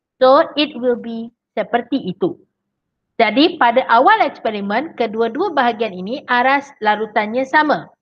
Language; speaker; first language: Malay; native; Malay